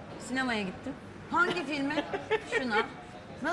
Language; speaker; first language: Turkish; native; Turkish